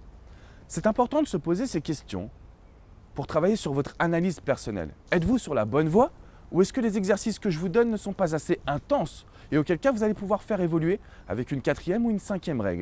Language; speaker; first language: French; native; French